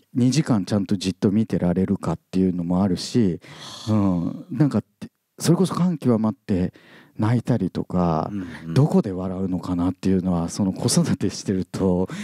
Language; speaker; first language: Japanese; native; Japanese